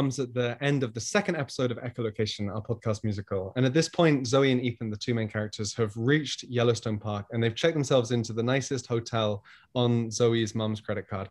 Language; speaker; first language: English; native; English